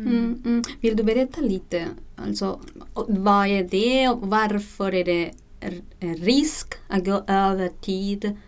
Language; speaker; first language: Swedish; non-native, fluent; Spanish